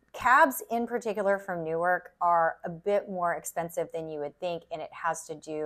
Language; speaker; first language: English; native; English